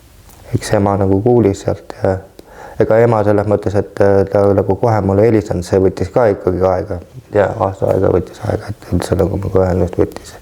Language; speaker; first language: Estonian; native; Estonian